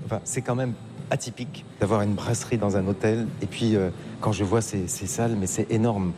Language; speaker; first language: French; native; French